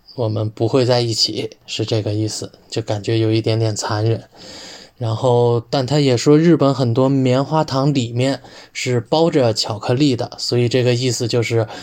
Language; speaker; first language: Chinese; native; Chinese